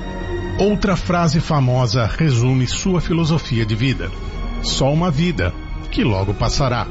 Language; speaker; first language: Portuguese; native; Portuguese